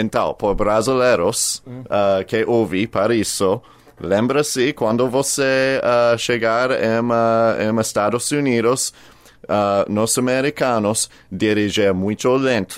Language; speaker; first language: Portuguese; non-native, learner; English